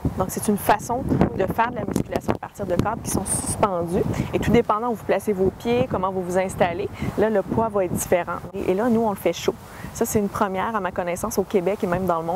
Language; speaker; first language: French; native; French